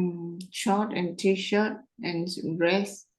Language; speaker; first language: English; non-native, learner; Vietnamese